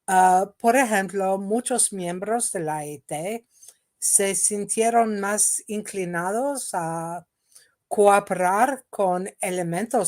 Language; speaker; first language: Spanish; non-native, fluent; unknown